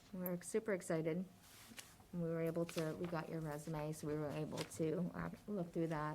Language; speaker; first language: English; native; English